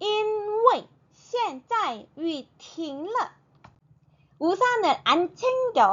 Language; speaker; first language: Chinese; non-native, fluent; Korean